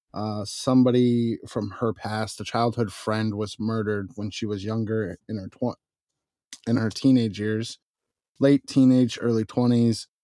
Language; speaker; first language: English; native; English